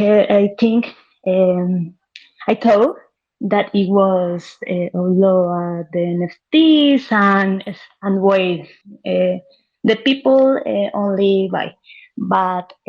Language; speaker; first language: English; non-native, learner; Spanish